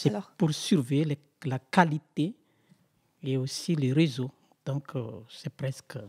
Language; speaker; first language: French; non-native, local second language; Malagasy